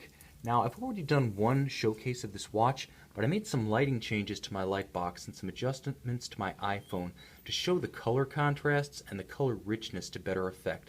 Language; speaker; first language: English; native; English